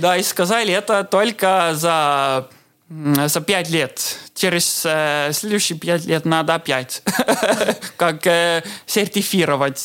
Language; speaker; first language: Russian; non-native, learner; Estonian